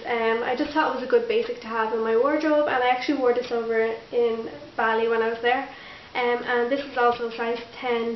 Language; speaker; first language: English; native; English